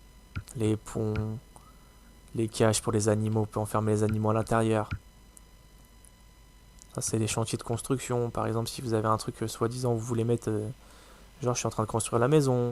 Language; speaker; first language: French; native; French